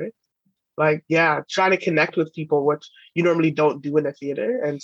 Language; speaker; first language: English; native; English